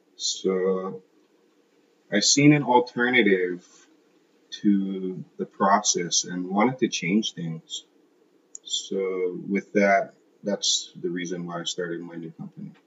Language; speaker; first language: English; native; English